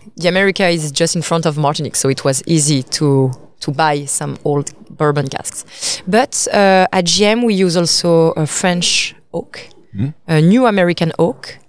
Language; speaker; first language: English; non-native, fluent; French